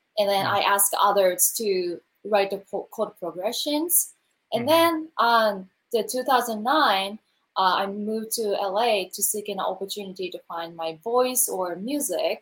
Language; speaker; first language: English; non-native, learner; Japanese